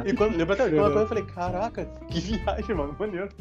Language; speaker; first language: Portuguese; native; Portuguese